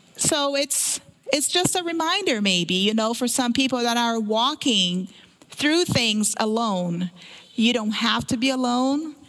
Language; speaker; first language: English; early bilingual, other home language; Portuguese